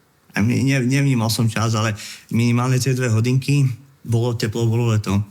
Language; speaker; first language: Slovak; native; Slovak